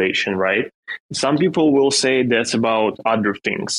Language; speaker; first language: English; non-native, fluent; Ukrainian